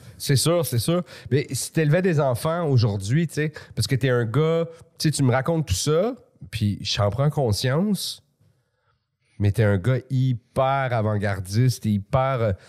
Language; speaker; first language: French; native; French